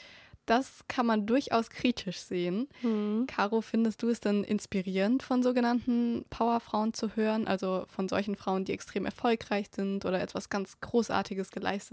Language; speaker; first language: German; native; German